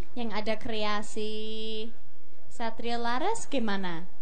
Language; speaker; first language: Indonesian; non-native, fluent; English